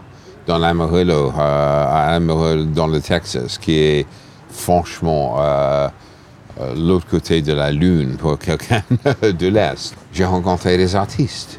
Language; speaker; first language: French; non-native, fluent; English